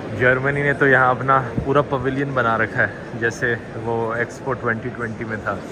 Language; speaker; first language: Hindi; native; Hindi